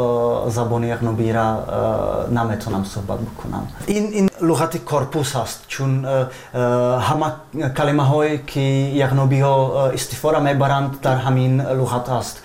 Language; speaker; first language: Tajik; non-native, fluent; Czech